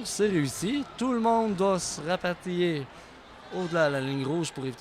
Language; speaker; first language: French; native; French